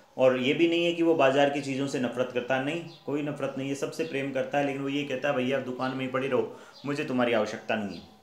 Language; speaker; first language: Hindi; native; Hindi